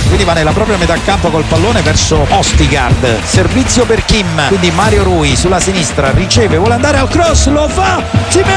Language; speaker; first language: Italian; native; Italian